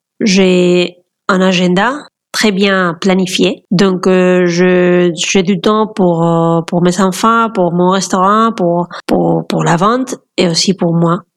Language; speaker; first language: French; non-native, fluent; Spanish